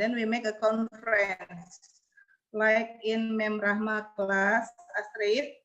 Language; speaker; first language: English; non-native, learner; Indonesian